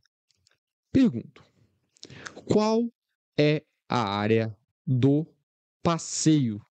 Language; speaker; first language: Portuguese; native; Portuguese